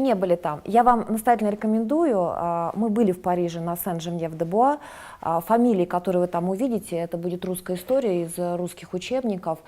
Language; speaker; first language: Russian; native; Russian